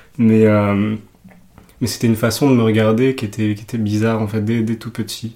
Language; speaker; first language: French; early bilingual, other home language; Urdu